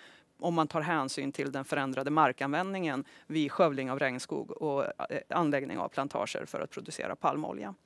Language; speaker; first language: Swedish; native; Swedish